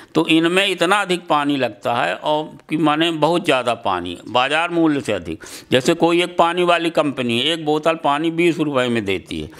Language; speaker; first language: Hindi; native; Hindi